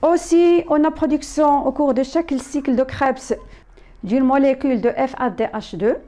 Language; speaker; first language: French; non-native, local second language; Arabic